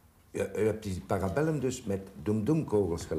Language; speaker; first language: Dutch; native; Dutch